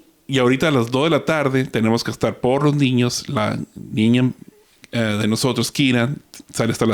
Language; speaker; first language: Spanish; native; Spanish